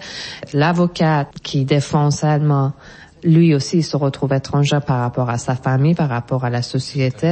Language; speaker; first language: French; non-native, fluent; Persian